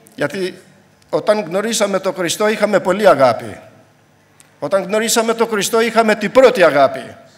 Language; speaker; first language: Greek; non-native, fluent; Albanian